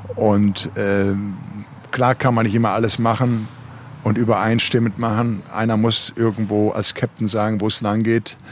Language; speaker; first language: German; native; German